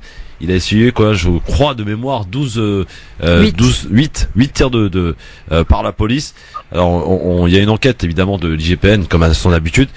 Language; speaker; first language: French; native; French